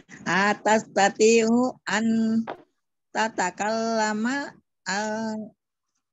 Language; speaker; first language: Arabic; non-native, learner; Indonesian